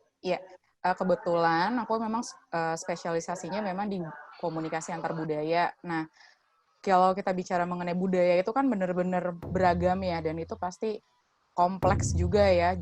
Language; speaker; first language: Indonesian; native; Indonesian